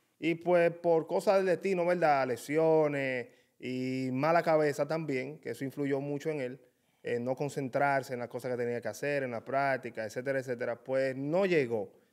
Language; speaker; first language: Spanish; native; Spanish